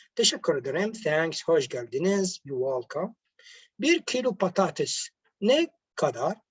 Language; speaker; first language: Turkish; non-native, fluent; Arabic